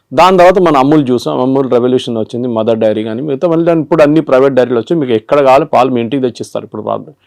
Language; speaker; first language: Telugu; non-native, local second language; Malayalam